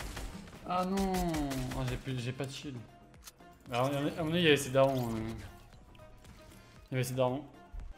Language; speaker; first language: French; native; French